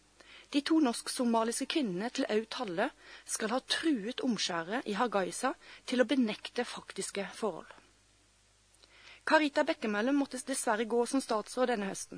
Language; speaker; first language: Norwegian; native; Norwegian